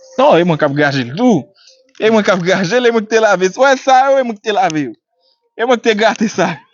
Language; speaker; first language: Haitian Creole; native; Haitian Creole